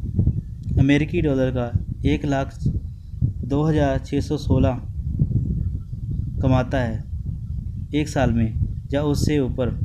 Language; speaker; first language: Hindi; native; Hindi